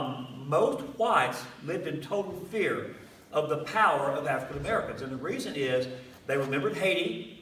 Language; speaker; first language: English; native; English